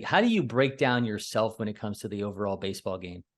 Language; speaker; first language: English; native; English